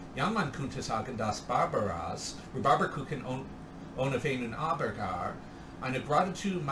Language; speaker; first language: German; non-native, learner; English